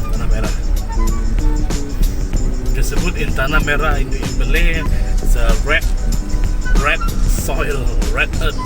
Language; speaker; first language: English; non-native, local second language; Malay